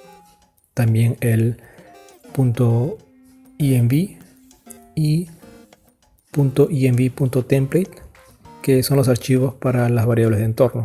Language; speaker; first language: Spanish; native; Spanish